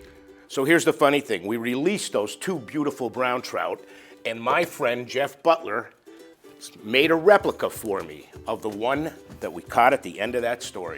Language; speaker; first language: English; native; English